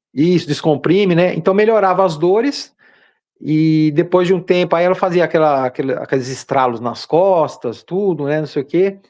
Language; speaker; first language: Portuguese; native; Portuguese